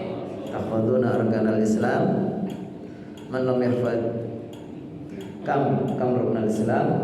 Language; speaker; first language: Arabic; non-native, fluent; Indonesian